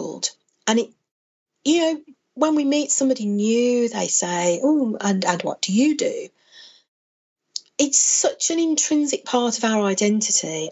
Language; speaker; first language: English; native; English